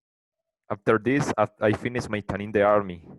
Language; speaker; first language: English; non-native, learner; Spanish